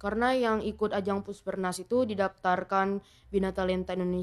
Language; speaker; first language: Indonesian; non-native, local second language; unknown